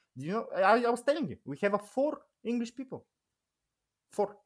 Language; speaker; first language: English; non-native, learner; Bulgarian